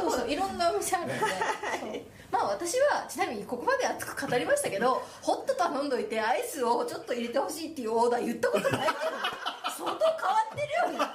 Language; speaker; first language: Japanese; native; Japanese